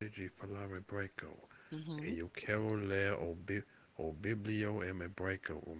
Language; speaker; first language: Portuguese; non-native, learner; English